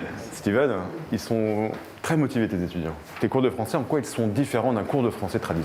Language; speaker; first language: French; native; French